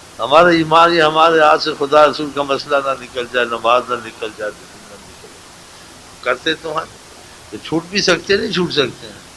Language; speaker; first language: Urdu; non-native, local second language; Saraiki